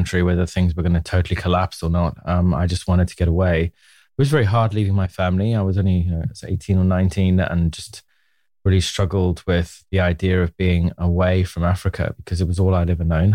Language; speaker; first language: English; native; English